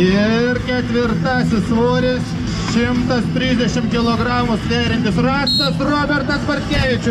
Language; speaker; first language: Lithuanian; native; Lithuanian